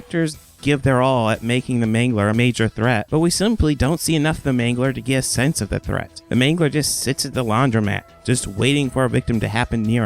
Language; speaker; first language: English; native; English